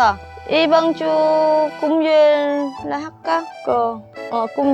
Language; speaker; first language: Korean; non-native, learner; Vietnamese